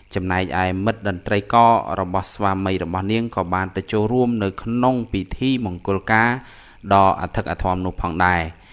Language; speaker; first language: Khmer; native; Khmer